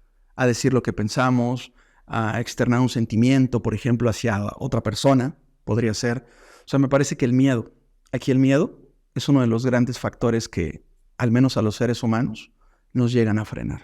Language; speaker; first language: Spanish; native; Spanish